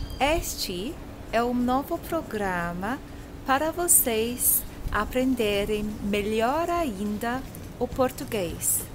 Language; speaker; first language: Portuguese; non-native, fluent; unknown